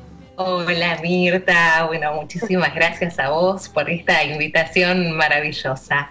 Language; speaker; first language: Spanish; native; Spanish